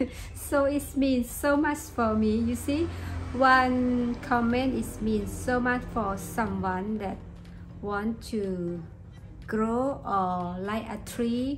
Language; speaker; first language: English; non-native, learner; Thai